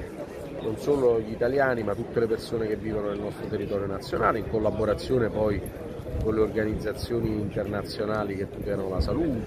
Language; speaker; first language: Italian; native; Italian